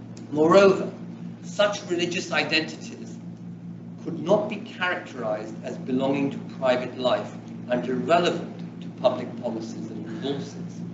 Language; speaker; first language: English; early bilingual, other home language; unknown